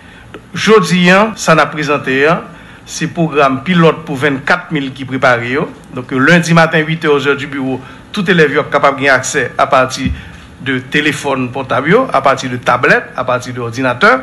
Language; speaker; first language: French; non-native, local second language; Haitian Creole